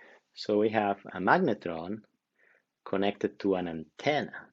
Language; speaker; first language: English; non-native, fluent; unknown